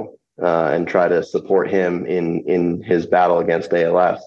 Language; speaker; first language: English; native; English